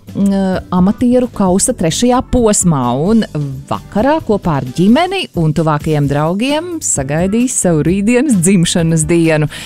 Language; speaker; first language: Latvian; native; Latvian